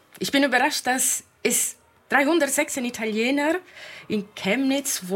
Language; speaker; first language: German; non-native, fluent; Italian